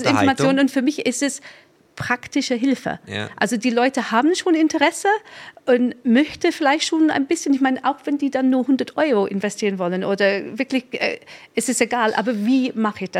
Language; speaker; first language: German; non-native, fluent; English